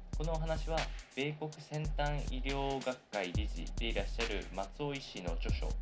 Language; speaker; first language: Japanese; native; Japanese